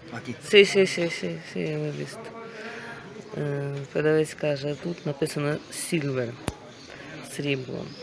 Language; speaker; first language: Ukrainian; non-native, local second language; Russian